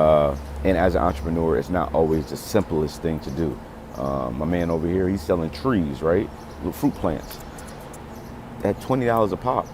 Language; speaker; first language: English; native; English